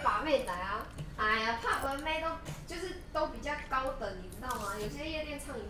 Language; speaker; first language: Chinese; native; Chinese